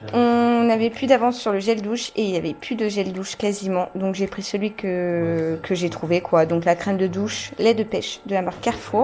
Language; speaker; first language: French; native; French